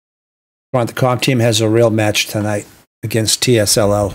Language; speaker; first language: English; native; English